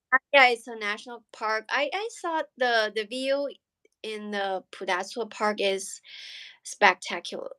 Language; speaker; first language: English; non-native, learner; Chinese